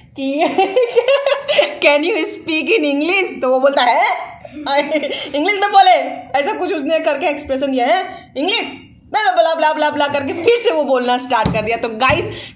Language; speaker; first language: Hindi; native; Hindi